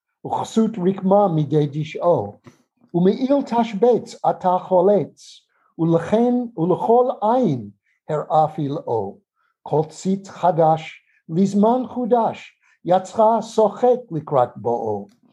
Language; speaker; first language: Hebrew; non-native, fluent; English